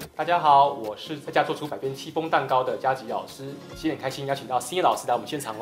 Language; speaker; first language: Chinese; native; Chinese